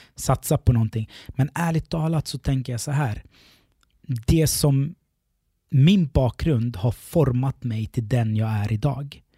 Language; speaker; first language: Swedish; early bilingual, other home language; Arabic